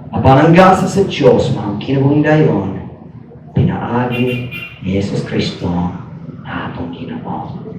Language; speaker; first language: Cebuano; non-native, fluent; English